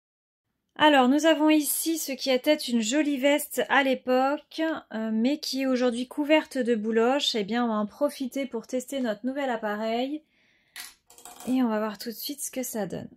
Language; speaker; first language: French; native; French